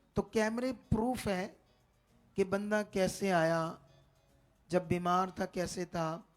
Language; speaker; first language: Hindi; non-native, local second language; Punjabi